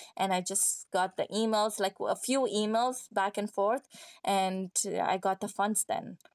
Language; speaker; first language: English; non-native, fluent; Persian